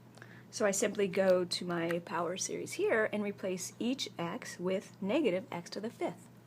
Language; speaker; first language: English; native; English